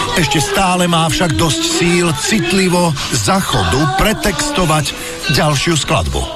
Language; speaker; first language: Slovak; native; Slovak